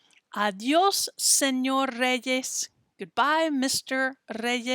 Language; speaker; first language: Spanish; non-native, fluent; English